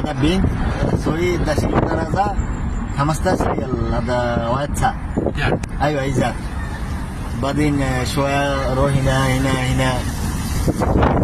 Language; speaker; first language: Arabic; non-native, learner; Bangla